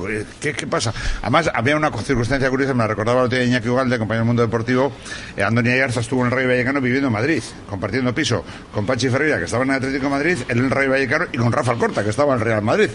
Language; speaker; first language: Spanish; native; Spanish